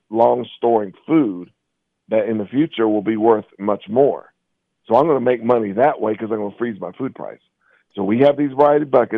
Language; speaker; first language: English; native; English